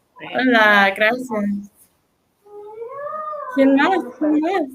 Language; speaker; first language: Spanish; non-native, learner; English